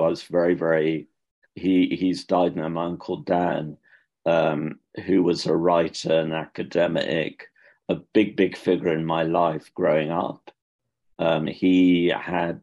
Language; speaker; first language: English; native; English